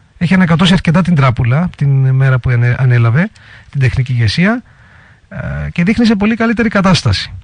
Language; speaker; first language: Greek; native; Greek